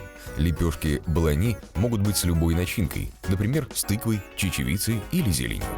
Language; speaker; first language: Russian; native; Russian